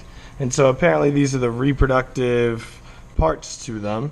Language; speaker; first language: English; native; English